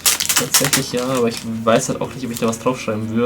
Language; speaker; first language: German; native; German